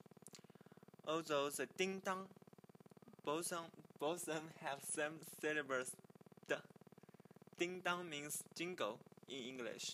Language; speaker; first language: English; non-native, learner; Chinese